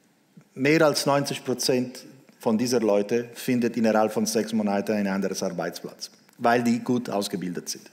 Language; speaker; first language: German; non-native, local second language; Italian